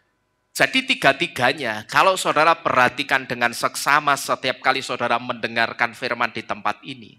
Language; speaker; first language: Indonesian; native; Indonesian